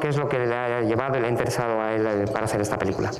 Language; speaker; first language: Spanish; native; Spanish